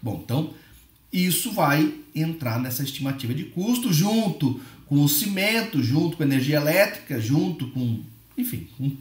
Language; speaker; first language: Portuguese; native; Portuguese